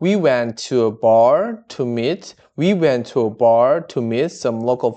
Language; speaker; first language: English; non-native, learner; Korean